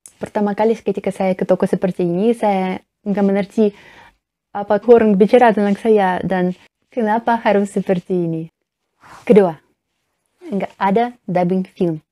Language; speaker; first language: Indonesian; non-native, learner; Russian